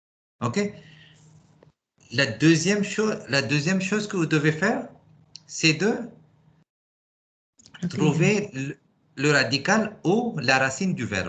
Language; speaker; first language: French; non-native, fluent; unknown